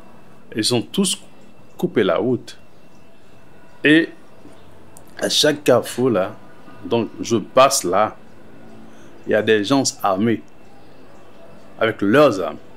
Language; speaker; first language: French; non-native, local second language; Haitian Creole